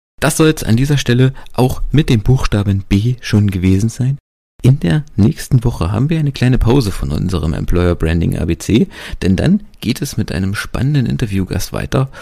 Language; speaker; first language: German; native; German